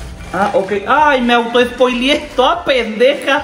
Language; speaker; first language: Spanish; native; Spanish